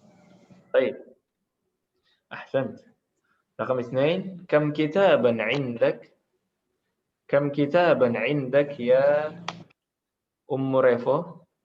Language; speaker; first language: Arabic; non-native, fluent; Indonesian